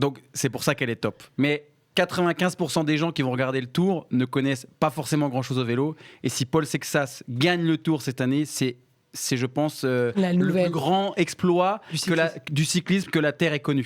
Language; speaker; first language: French; native; French